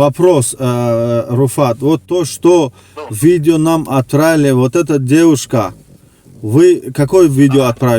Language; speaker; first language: Russian; non-native, local second language; Tajik